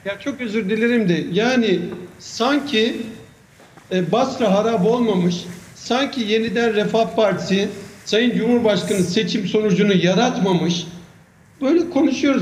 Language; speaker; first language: Turkish; native; Turkish